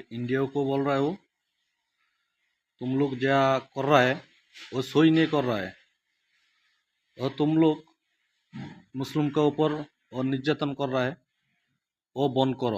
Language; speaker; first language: Hindi; non-native, learner; Bangla